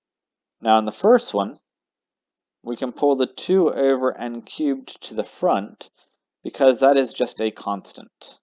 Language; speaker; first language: English; native; English